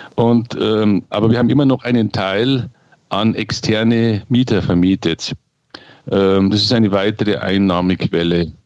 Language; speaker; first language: German; native; German